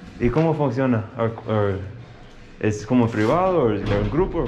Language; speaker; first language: Spanish; non-native, fluent; English